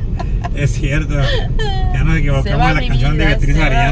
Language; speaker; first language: Spanish; native; Spanish